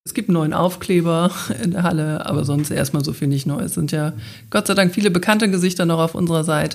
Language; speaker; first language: German; native; German